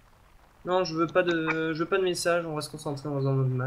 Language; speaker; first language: French; native; French